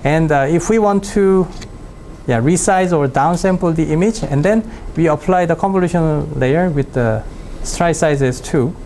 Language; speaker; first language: English; non-native, fluent; Korean